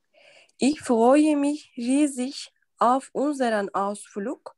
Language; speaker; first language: German; non-native, learner; Turkish